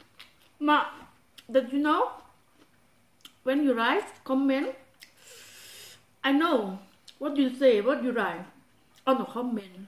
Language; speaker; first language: English; non-native, learner; Thai